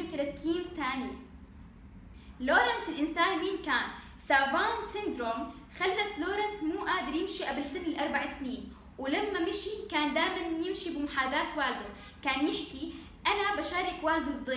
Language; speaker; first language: Arabic; native; Arabic